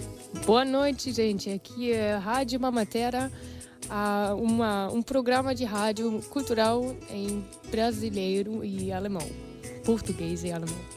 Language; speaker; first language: Portuguese; non-native, fluent; German